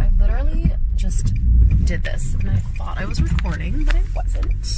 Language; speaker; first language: English; native; English